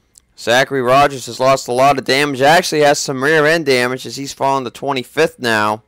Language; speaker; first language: English; native; English